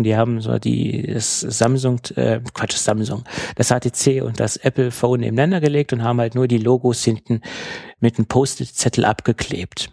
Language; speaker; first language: German; native; German